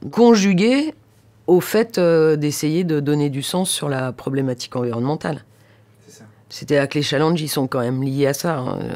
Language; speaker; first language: French; native; French